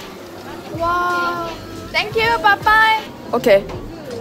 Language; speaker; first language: English; non-native, learner; Korean